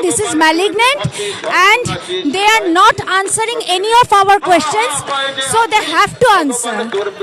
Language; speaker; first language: Hindi; non-native, local second language; Bangla